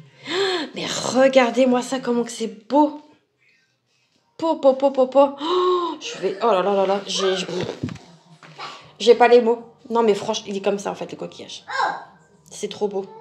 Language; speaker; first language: French; native; French